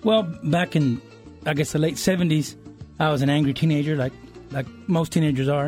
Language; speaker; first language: English; early bilingual, other home language; Spanish